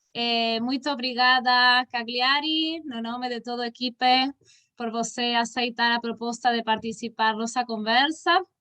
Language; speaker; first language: Portuguese; non-native, fluent; Spanish